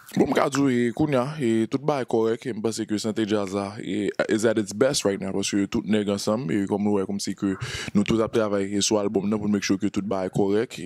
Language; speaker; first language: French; non-native, local second language; Haitian Creole